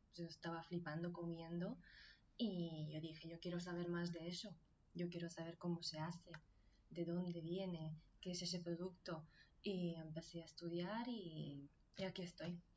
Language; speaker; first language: Spanish; non-native, fluent; Hungarian